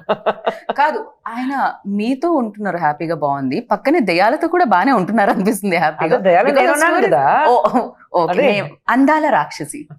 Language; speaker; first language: Telugu; native; Telugu